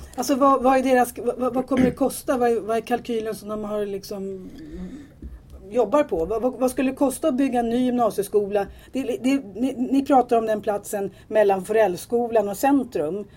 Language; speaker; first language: Swedish; native; Swedish